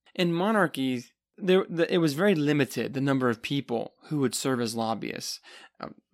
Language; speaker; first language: English; native; English